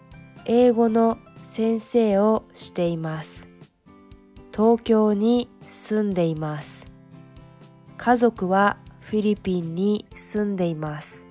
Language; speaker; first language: Japanese; non-native, learner; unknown